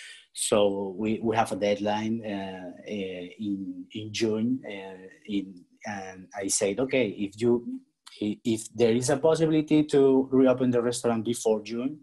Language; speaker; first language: English; non-native, learner; Spanish